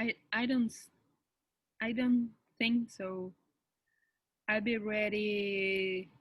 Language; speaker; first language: English; non-native, learner; Spanish